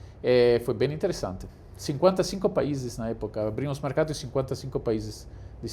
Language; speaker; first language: Portuguese; non-native, fluent; Italian